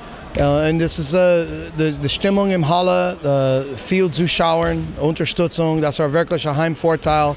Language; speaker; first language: German; non-native, learner; English